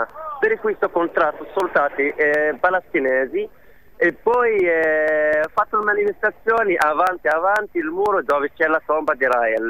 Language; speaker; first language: Italian; non-native, learner; Arabic